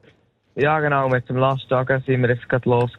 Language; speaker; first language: German; native; German